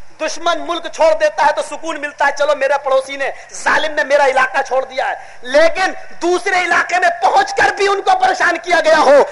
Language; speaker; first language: Urdu; native; Urdu